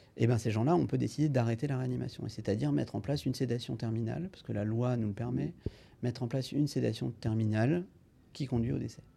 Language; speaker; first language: French; native; French